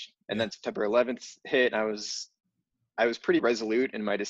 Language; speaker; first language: English; native; English